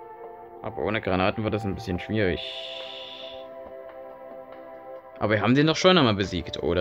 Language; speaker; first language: German; native; German